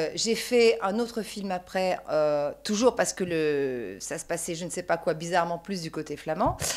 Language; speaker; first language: French; native; French